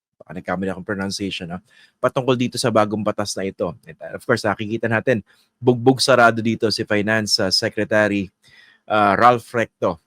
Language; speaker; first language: Filipino; native; Filipino